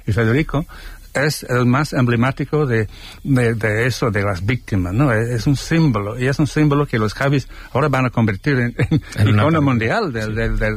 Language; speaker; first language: Spanish; non-native, fluent; English